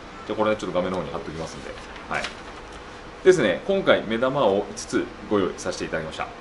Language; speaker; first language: Japanese; native; Japanese